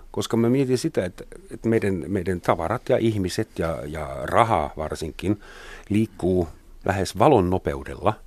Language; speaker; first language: Finnish; non-native, fluent; German